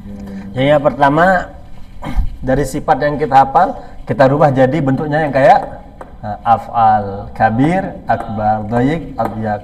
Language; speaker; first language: Indonesian; native; Indonesian